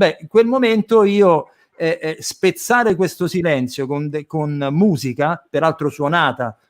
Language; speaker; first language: Italian; native; Italian